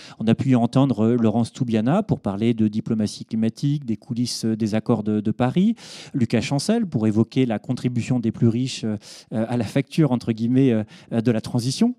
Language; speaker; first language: French; native; French